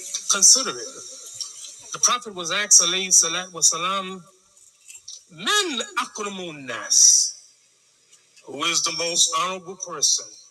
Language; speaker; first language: English; native; English